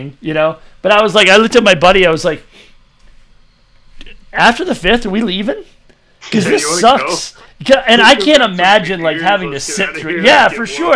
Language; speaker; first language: English; native; English